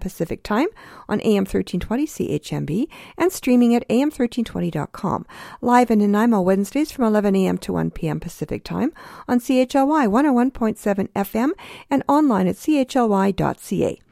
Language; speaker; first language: English; early bilingual, other home language; Ukrainian